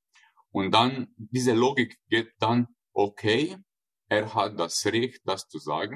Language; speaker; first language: German; non-native, fluent; Slovenian